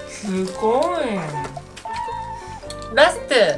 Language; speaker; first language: Korean; non-native, learner; Japanese